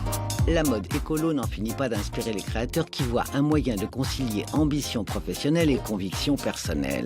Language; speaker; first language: French; native; French